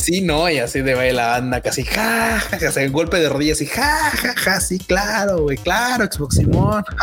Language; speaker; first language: Spanish; native; Spanish